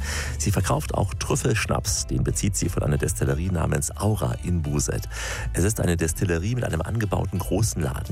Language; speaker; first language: German; native; German